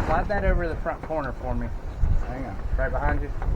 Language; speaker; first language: English; native; English